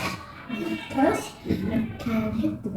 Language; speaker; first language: English; non-native, learner; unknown